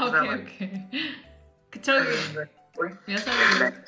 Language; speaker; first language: Korean; non-native, learner; Indonesian